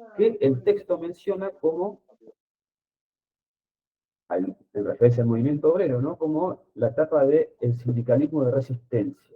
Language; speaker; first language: Spanish; native; Spanish